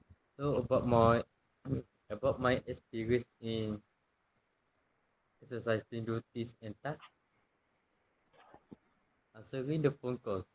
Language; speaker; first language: English; non-native, local second language; Malay